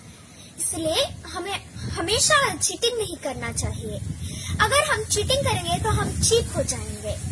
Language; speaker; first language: Hindi; non-native, local second language; Kannada